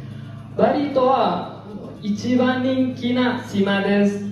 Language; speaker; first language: Japanese; non-native, learner; Indonesian